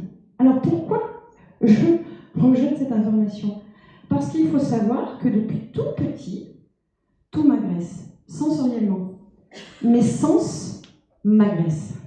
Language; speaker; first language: French; native; French